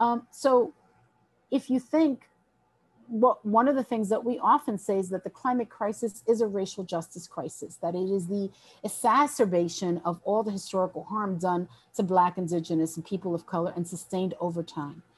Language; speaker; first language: English; early bilingual, other home language; Spanish